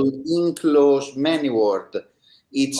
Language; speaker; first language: English; non-native, learner; Italian